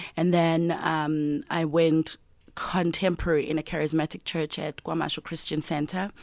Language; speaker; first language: English; non-native, local second language; Zulu